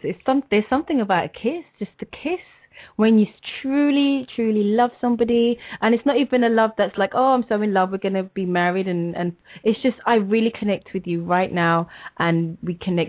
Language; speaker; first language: English; native; English